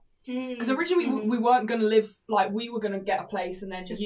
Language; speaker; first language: English; native; English